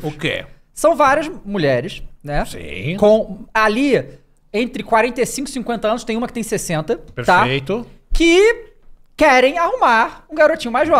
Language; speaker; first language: Portuguese; native; Portuguese